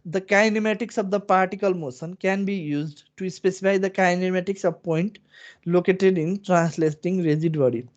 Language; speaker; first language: English; non-native, local second language; Nepali